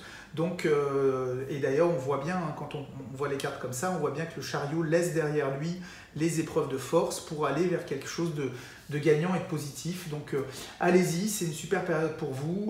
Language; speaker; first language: French; native; French